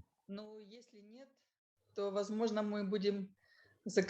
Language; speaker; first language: Russian; native; Russian